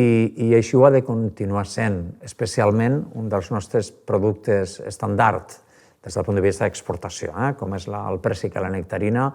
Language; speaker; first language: Catalan; native; Catalan